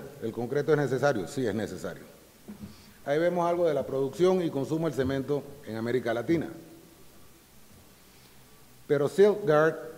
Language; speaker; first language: Spanish; native; Spanish